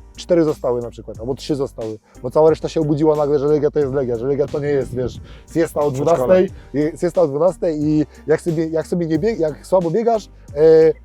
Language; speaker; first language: Polish; native; Polish